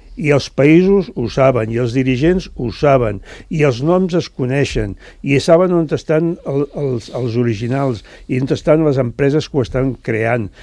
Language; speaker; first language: Catalan; native; Catalan